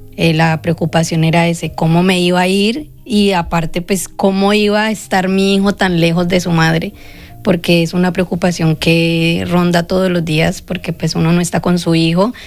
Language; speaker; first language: Spanish; native; Spanish